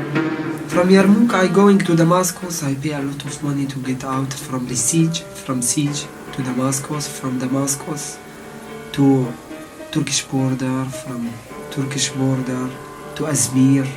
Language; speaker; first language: English; non-native, learner; Arabic